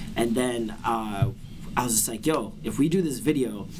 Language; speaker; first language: English; native; English